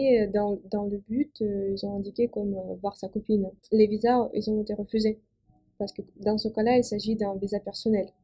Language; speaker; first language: French; non-native, fluent; Russian